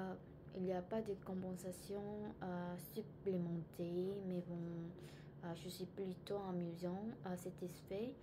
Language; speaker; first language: French; non-native, learner; Korean